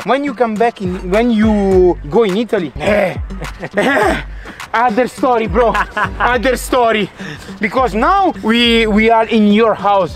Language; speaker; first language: English; non-native, learner; Italian